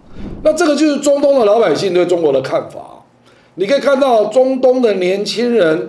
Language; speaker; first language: Chinese; native; Chinese